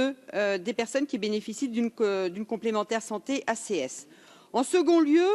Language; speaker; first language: French; native; French